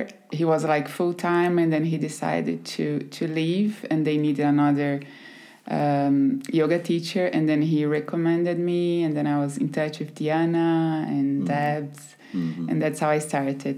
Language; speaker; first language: English; non-native, fluent; Portuguese